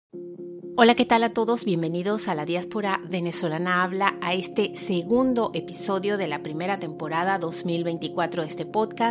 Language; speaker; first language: Spanish; native; Spanish